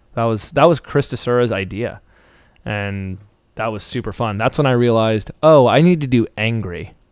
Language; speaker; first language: English; early bilingual, other home language; Persian